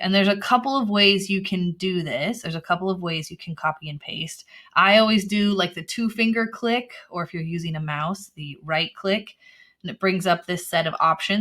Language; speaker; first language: English; native; English